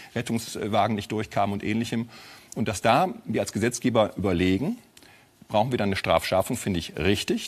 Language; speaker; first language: German; native; German